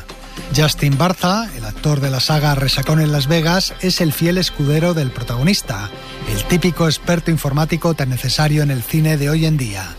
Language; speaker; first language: Spanish; native; Spanish